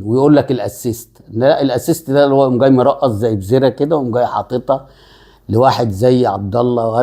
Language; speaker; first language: Arabic; native; Arabic